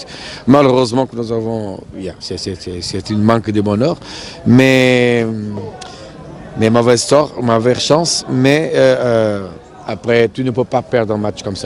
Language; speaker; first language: French; non-native, fluent; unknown